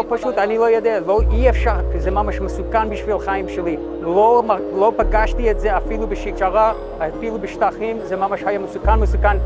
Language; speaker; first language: Hebrew; non-native, learner; English